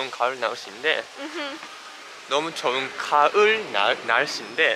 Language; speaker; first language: Korean; non-native, fluent; Japanese